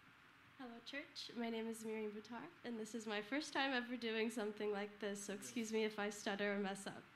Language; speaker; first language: English; early bilingual, other home language; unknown